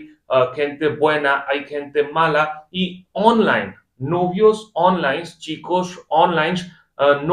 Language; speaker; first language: Spanish; non-native, fluent; Hindi